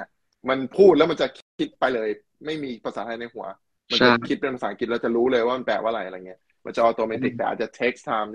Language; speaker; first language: Thai; native; Thai